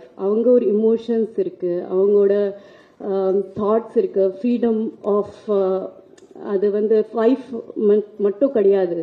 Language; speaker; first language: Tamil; non-native, learner; Marathi